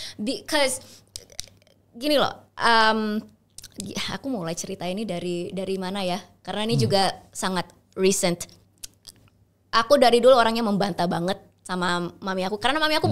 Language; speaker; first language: Indonesian; early bilingual, heritage; Indonesian